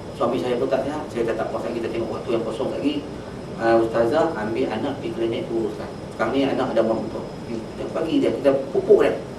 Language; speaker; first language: Malay; native; Malay